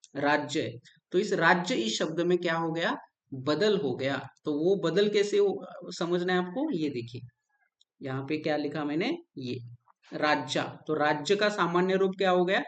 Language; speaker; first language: Hindi; non-native, local second language; Marathi